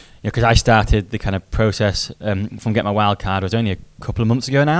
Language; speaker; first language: English; native; English